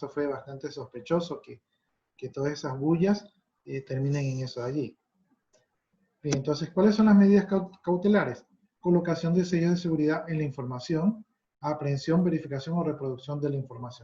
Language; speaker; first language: Spanish; native; Spanish